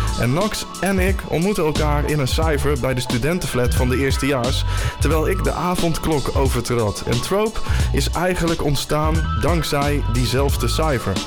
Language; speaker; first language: Dutch; native; Dutch